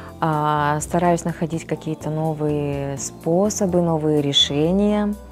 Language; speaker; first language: Russian; native; Russian